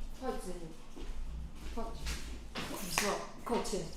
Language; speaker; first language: Polish; native; Polish